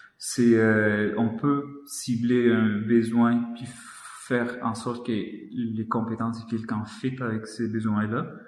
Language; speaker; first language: French; non-native, fluent; Spanish